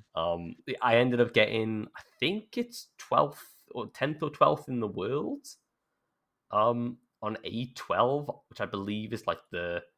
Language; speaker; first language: English; native; English